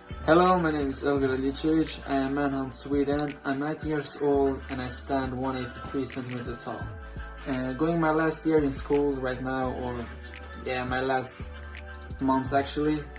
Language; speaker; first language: English; non-native, fluent; Swedish